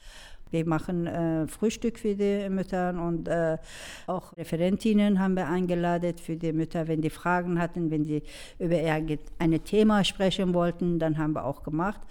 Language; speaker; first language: German; non-native, fluent; Persian